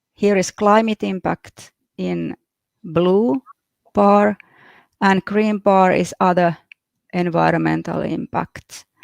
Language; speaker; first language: English; non-native, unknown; Finnish